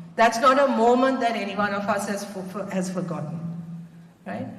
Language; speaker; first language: English; non-native, local second language; Sinhala